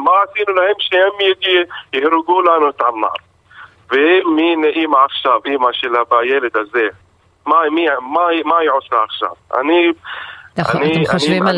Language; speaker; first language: Hebrew; non-native, local second language; Arabic